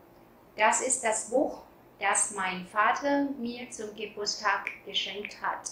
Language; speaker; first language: German; non-native, fluent; Vietnamese